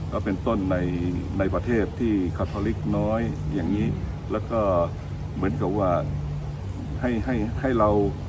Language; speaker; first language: Thai; native; Thai